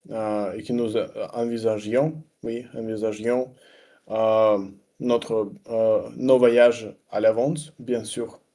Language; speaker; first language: French; non-native, learner; Russian